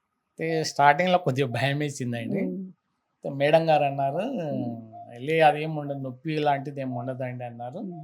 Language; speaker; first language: Telugu; native; Telugu